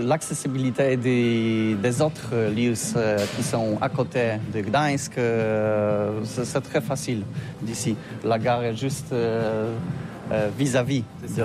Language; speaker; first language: French; non-native, learner; Polish